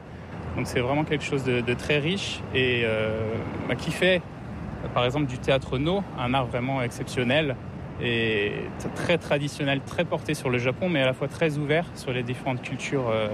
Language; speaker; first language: French; native; French